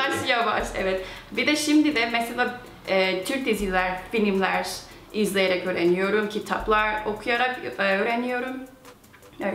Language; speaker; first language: Turkish; non-native, fluent; Korean